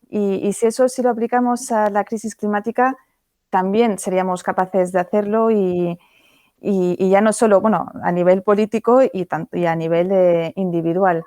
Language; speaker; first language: Spanish; native; Spanish